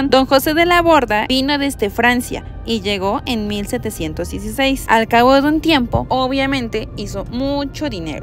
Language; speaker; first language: Spanish; native; Spanish